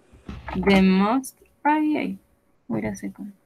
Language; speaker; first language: English; non-native, fluent; Spanish